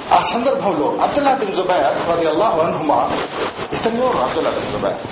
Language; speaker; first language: Telugu; non-native, local second language; Urdu